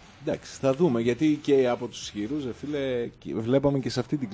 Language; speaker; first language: Greek; native; Greek